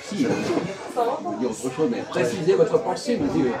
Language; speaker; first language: French; native; French